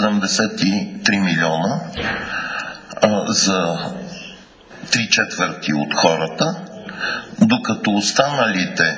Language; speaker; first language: Bulgarian; native; Bulgarian